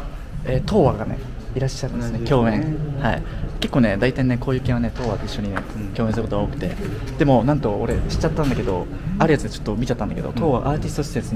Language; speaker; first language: Japanese; native; Japanese